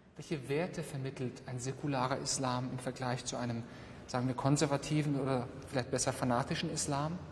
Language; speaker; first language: German; native; German